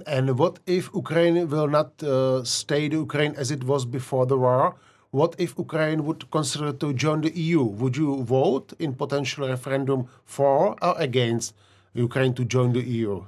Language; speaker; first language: English; non-native, fluent; Czech